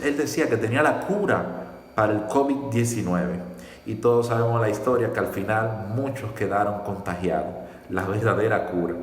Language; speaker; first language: Spanish; native; Spanish